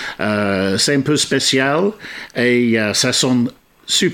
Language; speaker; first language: French; non-native, fluent; English